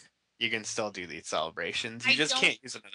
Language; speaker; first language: English; native; English